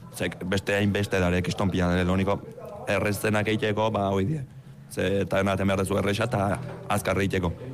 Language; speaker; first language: Basque; early bilingual, other home language; Romanian